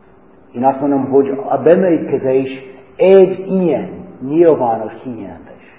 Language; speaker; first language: Hungarian; non-native, learner; English